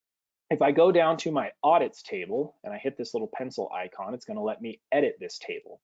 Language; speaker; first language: English; native; English